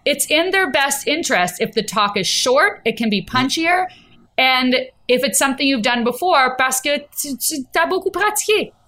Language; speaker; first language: English; native; English